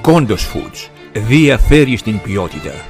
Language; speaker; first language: Greek; native; Greek